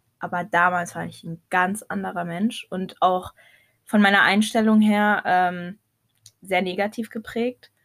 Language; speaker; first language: German; early bilingual, other home language; Arabic